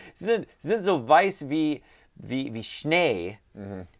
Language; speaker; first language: German; non-native, learner; English